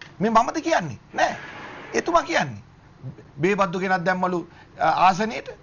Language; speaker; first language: Sinhala; native; Sinhala